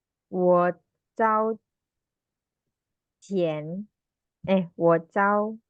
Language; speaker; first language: Chinese; non-native, learner; Indonesian